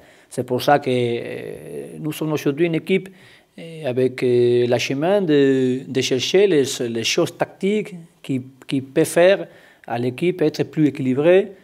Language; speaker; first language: French; non-native, learner; Spanish